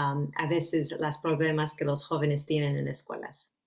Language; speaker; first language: Spanish; early bilingual, heritage; Spanish